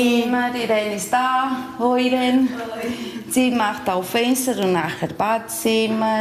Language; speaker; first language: German; non-native, learner; Portuguese